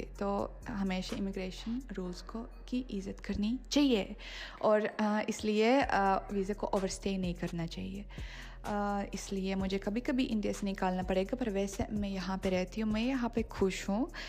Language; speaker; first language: Hindi; non-native, fluent; Russian